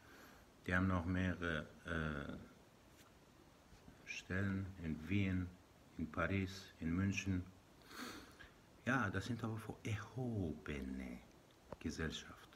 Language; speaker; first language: German; non-native, learner; Persian